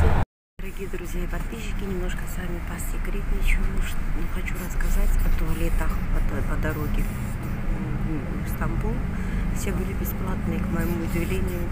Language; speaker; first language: Russian; native; Russian